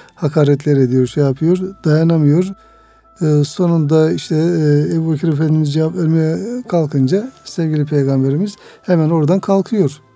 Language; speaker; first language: Turkish; native; Turkish